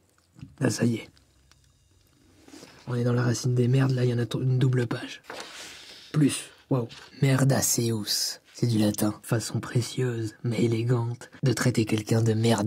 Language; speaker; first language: French; native; French